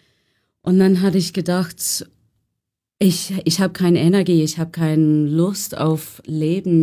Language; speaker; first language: German; non-native, learner; English